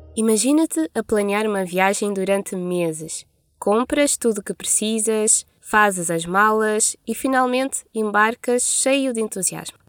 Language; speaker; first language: Portuguese; non-native, local second language; Kabuverdianu